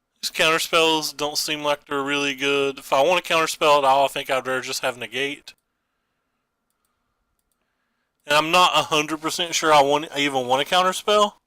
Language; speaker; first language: English; native; English